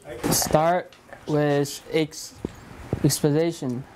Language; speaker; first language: English; non-native, learner; Chinese